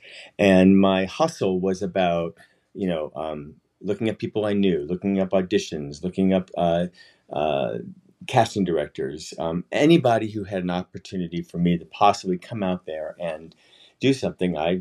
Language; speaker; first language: English; native; English